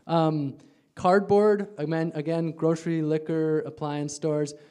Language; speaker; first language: English; native; English